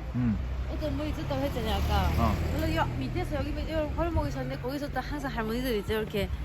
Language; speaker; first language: Korean; early bilingual, heritage; Korean